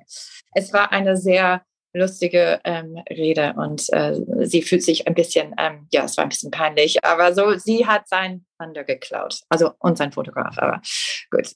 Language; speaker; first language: German; non-native, fluent; English